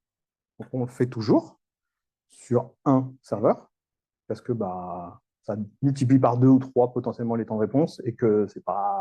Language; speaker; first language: French; native; French